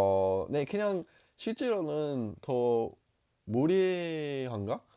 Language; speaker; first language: Korean; non-native, learner; English